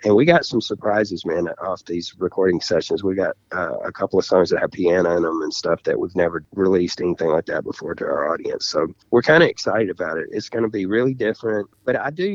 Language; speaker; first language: English; native; English